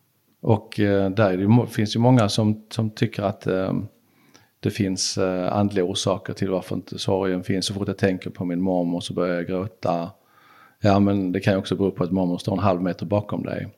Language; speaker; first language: Swedish; native; Swedish